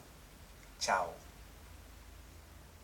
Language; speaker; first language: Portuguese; non-native, learner; English